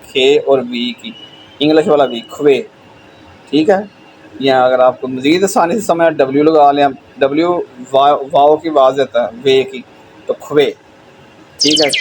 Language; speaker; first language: Urdu; non-native, local second language; Punjabi